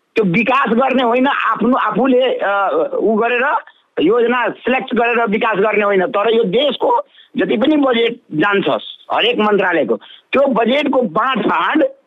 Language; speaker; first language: Nepali; non-native, local second language; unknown